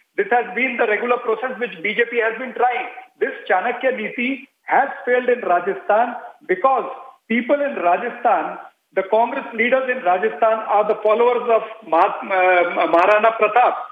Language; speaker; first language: English; non-native, local second language; Hindi